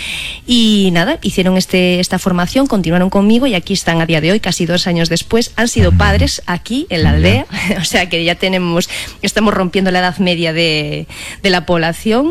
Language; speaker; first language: Spanish; native; Spanish